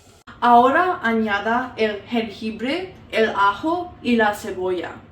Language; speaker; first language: Spanish; non-native, learner; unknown